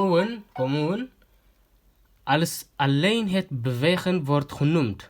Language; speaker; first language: Dutch; non-native, fluent; Tigrinya